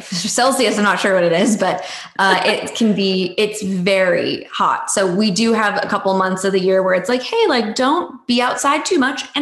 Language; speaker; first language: English; native; English